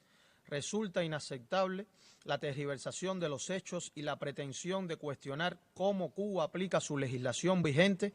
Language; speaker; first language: Spanish; native; Spanish